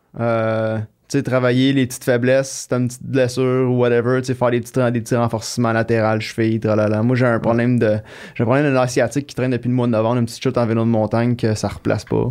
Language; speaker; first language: French; native; French